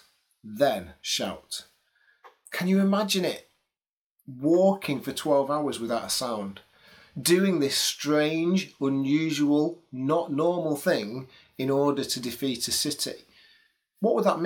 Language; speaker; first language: English; native; English